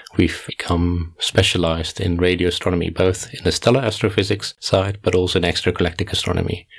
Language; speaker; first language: English; non-native, fluent; Dutch